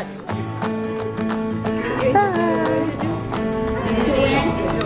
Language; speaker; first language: English; non-native, local second language; Filipino